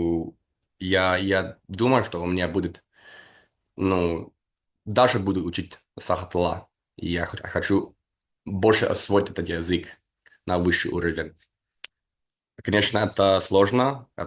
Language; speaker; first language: Russian; non-native, fluent; English